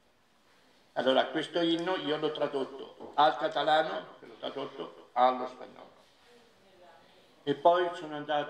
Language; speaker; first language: Italian; non-native, fluent; Catalan